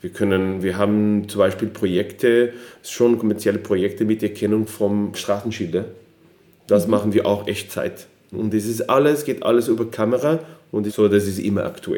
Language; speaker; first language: German; non-native, fluent; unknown